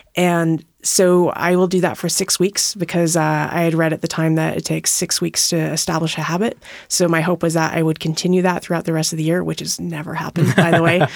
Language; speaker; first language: English; native; English